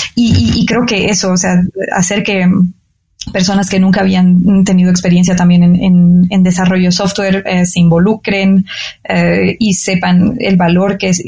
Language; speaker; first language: Spanish; native; Spanish